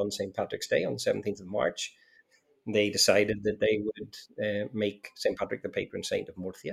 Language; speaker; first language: English; native; English